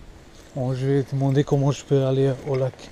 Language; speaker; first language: French; non-native, fluent; Portuguese